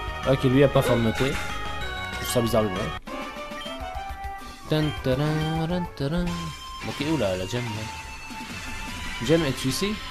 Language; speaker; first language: French; native; French